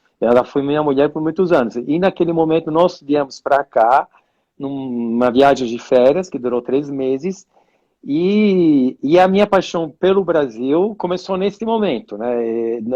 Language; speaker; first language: Portuguese; non-native, fluent; Italian